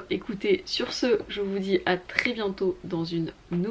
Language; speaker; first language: French; native; French